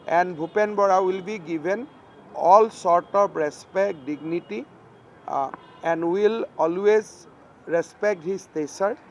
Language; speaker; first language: English; non-native, local second language; Assamese